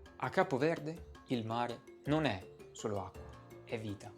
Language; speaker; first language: Italian; native; Italian